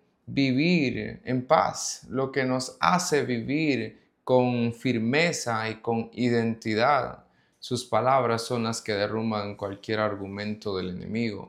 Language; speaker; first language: Spanish; native; Spanish